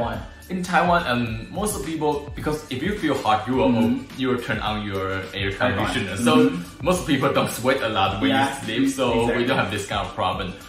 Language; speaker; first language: English; non-native, learner; Chinese